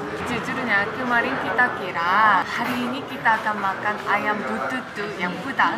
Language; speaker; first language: Indonesian; non-native, fluent; Korean